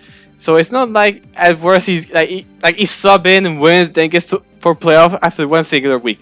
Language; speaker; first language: English; non-native, fluent; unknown